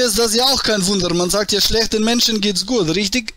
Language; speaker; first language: German; native; German